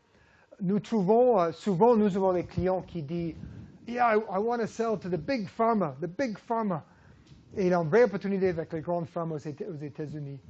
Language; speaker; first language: French; non-native, fluent; English